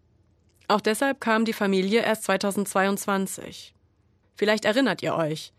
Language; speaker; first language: German; native; German